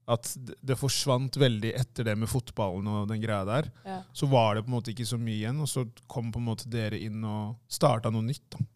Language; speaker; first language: Norwegian; early bilingual, other home language; Tigrinya